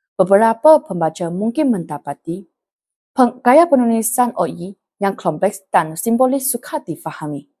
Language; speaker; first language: Malay; non-native, local second language; Chinese